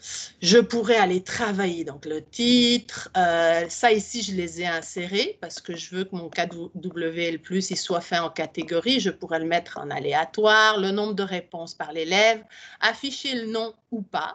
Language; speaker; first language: French; native; French